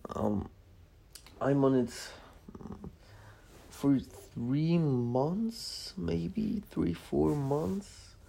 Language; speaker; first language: English; non-native, fluent; Polish